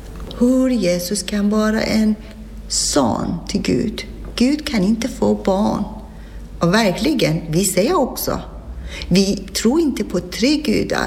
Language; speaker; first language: Swedish; non-native, learner; Persian